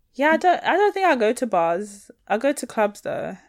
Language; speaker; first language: English; native; English